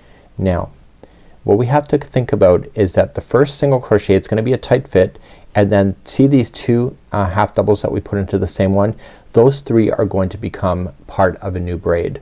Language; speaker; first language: English; native; English